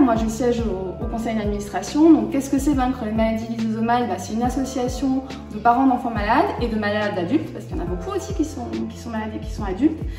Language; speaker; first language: French; native; French